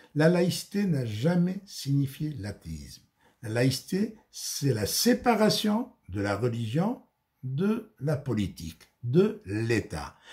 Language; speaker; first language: French; non-native, local second language; Arabic